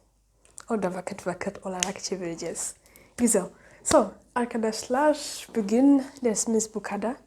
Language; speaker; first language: Turkish; non-native, fluent; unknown